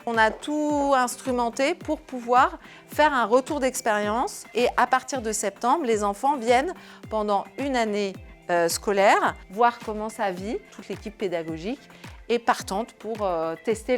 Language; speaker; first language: French; native; French